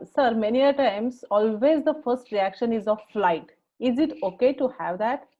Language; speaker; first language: English; non-native, local second language; Marathi